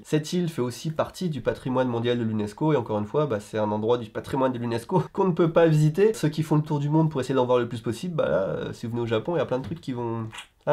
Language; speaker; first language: French; native; French